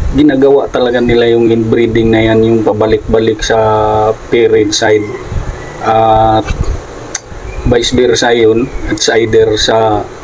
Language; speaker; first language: Filipino; non-native, local second language; Cebuano